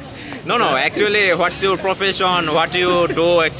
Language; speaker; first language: English; non-native, learner; Bangla